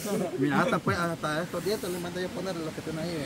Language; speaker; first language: Spanish; native; Spanish